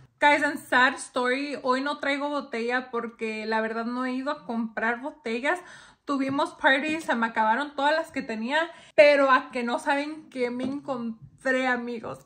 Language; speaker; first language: Spanish; early bilingual, heritage; Spanish